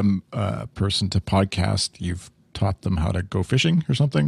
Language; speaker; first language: English; native; English